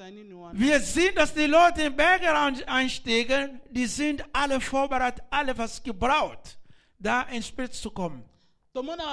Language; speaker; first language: German; non-native, learner; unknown